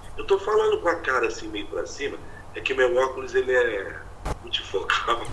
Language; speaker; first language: Portuguese; native; Portuguese